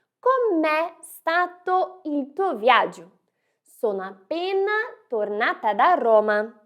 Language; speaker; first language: Italian; non-native, fluent; Portuguese